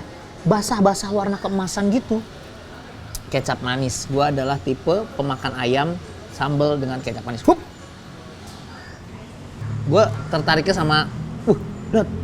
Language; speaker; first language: Indonesian; native; Indonesian